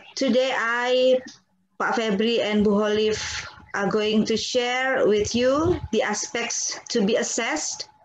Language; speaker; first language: English; non-native, fluent; Indonesian